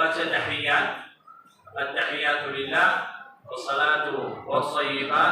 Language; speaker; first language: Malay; non-native, fluent; Arabic